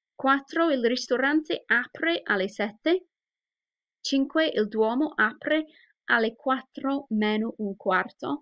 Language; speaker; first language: Italian; non-native, fluent; English